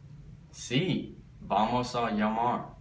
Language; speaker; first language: Spanish; non-native, learner; English